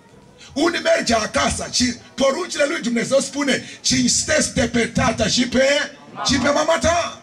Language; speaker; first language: Romanian; non-native, learner; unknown